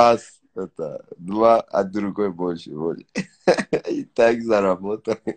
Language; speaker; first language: Russian; non-native, learner; Tajik